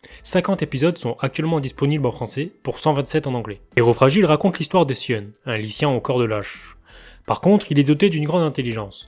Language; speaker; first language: French; native; French